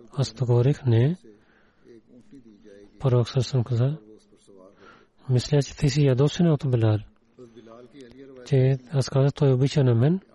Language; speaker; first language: Bulgarian; non-native, learner; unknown